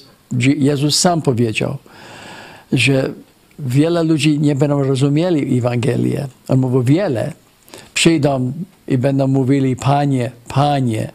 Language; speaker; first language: Polish; non-native, fluent; English